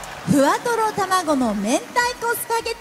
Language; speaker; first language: Japanese; native; Japanese